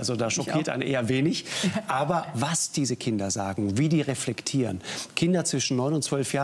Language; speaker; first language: German; native; German